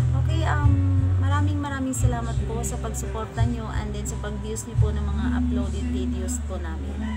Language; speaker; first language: Filipino; non-native, local second language; Cebuano